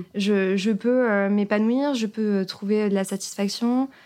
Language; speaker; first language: French; native; French